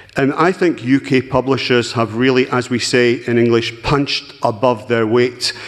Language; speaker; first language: English; native; English